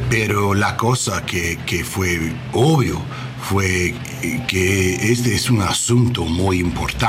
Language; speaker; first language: Spanish; non-native, learner; English